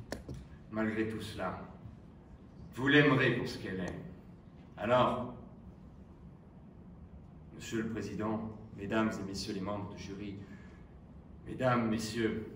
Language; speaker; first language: French; native; French